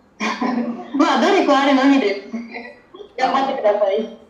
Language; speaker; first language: Japanese; non-native, fluent; Romanian